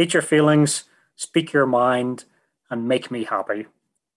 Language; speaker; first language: English; native; English